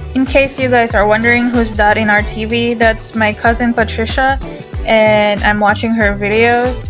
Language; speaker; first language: English; non-native, local second language; Filipino